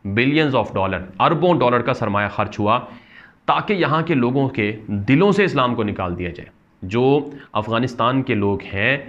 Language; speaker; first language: Urdu; native; Urdu